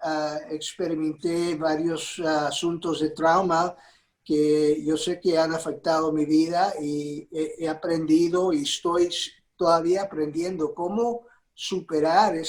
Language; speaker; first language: Spanish; early bilingual, heritage; Spanish